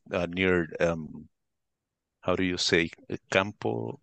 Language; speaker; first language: English; non-native, fluent; Spanish